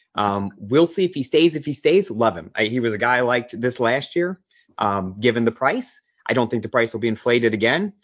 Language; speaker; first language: English; native; English